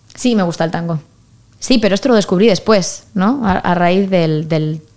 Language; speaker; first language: Spanish; native; Spanish